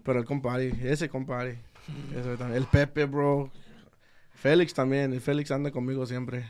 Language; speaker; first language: Spanish; early bilingual, heritage; Spanish